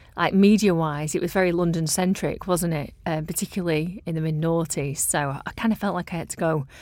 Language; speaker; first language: English; native; English